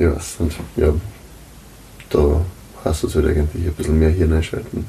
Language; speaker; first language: German; native; German